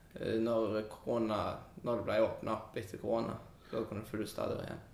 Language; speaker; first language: Norwegian; native; Norwegian